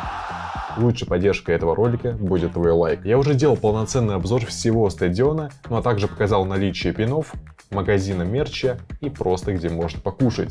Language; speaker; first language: Russian; native; Russian